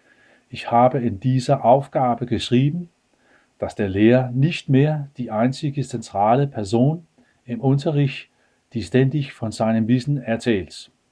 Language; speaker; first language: German; non-native, fluent; Danish